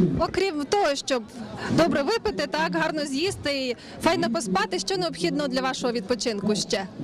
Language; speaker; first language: Ukrainian; native; Ukrainian